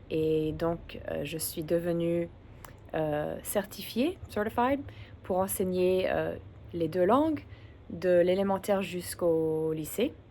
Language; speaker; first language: French; early bilingual, other home language; English